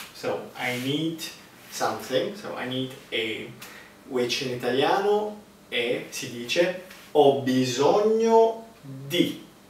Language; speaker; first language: Italian; native; Italian